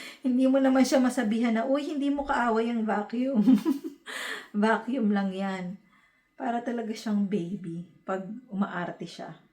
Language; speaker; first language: Filipino; native; Filipino